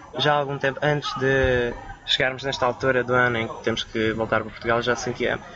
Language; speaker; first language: Portuguese; early bilingual, other home language; Romanian